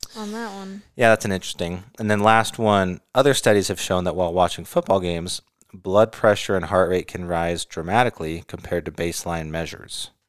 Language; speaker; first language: English; native; English